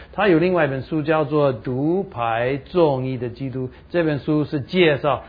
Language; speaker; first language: Chinese; non-native, fluent; English